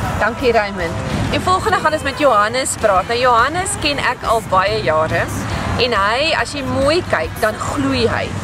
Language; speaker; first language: Afrikaans; native; Afrikaans